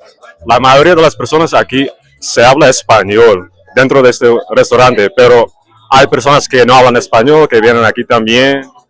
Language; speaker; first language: Spanish; non-native, learner; English